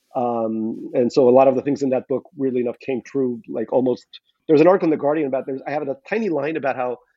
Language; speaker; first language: English; non-native, fluent; Russian